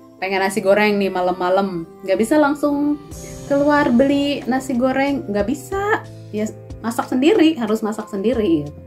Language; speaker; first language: Indonesian; native; Indonesian